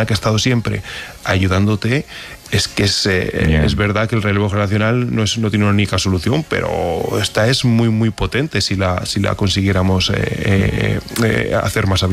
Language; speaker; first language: Spanish; native; Spanish